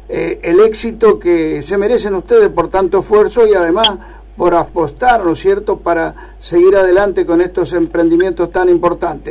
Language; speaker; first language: Spanish; native; Spanish